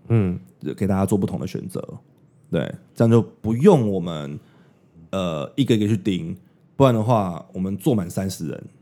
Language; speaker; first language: Chinese; native; Chinese